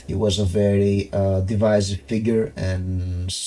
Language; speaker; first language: English; non-native, fluent; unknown